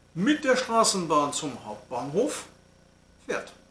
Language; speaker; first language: German; non-native, fluent; French